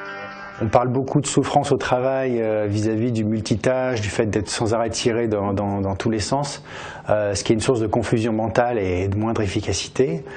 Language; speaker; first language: French; native; French